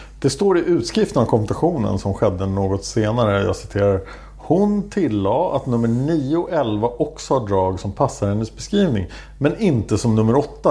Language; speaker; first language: Swedish; native; Swedish